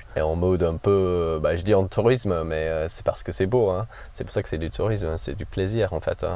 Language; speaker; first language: French; non-native, fluent; English